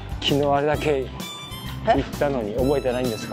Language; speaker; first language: Japanese; native; Japanese